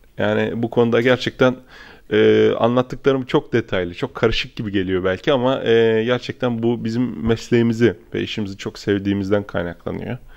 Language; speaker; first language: Turkish; early bilingual, heritage; Turkish